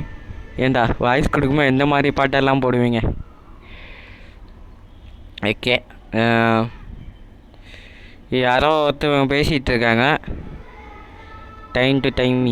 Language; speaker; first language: Tamil; native; Tamil